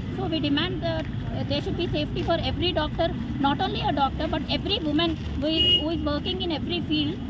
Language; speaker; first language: English; non-native, local second language; Telugu